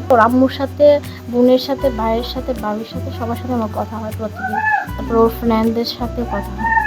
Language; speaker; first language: Bangla; native; Bangla